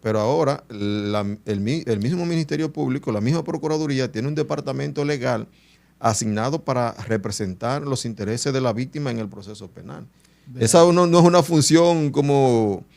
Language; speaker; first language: Spanish; native; Spanish